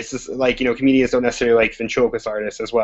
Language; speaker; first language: English; native; English